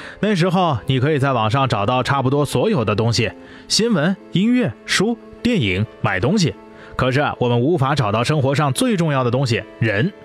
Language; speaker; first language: Chinese; non-native, learner; English